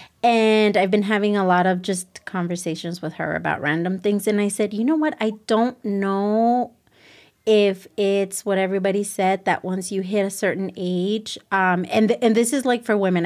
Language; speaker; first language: English; early bilingual, other home language; Spanish